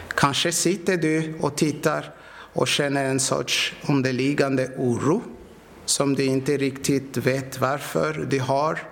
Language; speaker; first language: Swedish; non-native, fluent; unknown